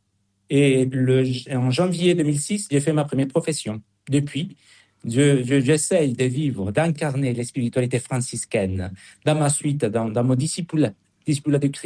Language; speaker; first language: French; non-native, fluent; Spanish